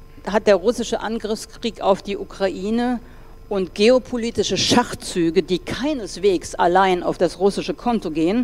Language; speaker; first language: German; native; German